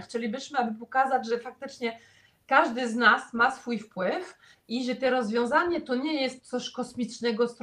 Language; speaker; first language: Polish; non-native, fluent; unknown